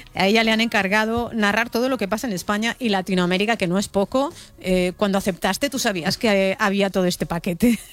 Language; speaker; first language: Spanish; native; Spanish